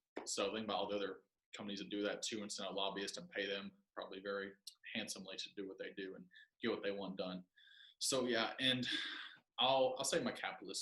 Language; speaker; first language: English; native; English